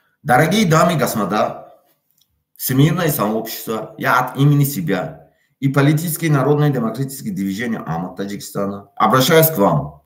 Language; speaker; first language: Russian; non-native, local second language; Tajik